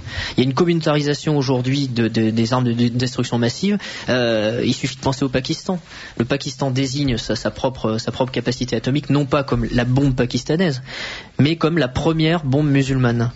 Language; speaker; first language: French; native; French